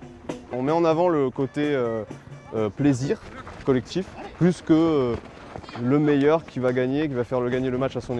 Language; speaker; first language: French; native; French